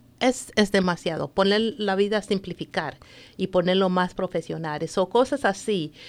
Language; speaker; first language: Spanish; native; Spanish